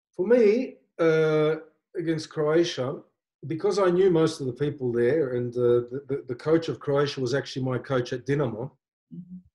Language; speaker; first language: English; native; English